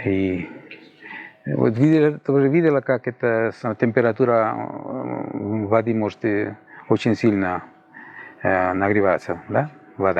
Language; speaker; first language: Russian; non-native, fluent; Spanish